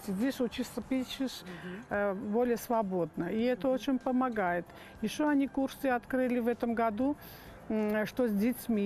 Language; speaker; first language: Russian; non-native, local second language; Armenian